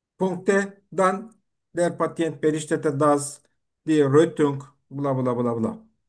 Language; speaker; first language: German; non-native, learner; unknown